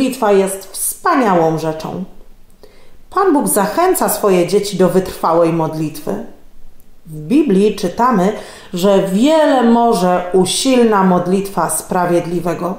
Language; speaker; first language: Polish; native; Polish